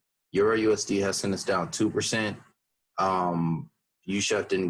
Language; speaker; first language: English; native; English